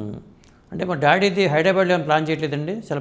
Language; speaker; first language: Telugu; native; Telugu